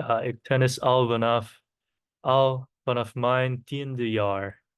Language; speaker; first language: Dutch; non-native, learner; Korean